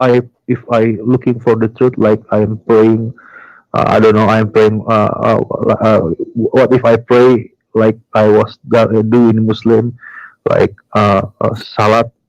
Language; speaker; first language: English; non-native, learner; Indonesian